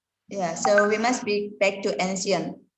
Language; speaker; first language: English; non-native, learner; Indonesian